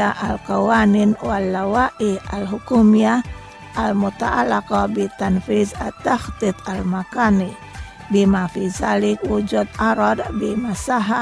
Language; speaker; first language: Arabic; non-native, fluent; Indonesian